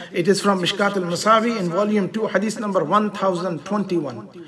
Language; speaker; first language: English; non-native, local second language; Urdu